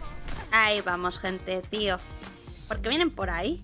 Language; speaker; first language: Spanish; native; Spanish